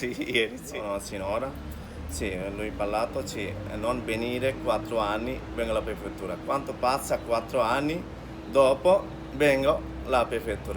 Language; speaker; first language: Italian; non-native, learner; Bangla